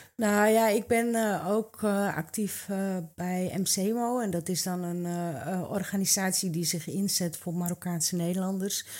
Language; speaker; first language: Dutch; early bilingual, other home language; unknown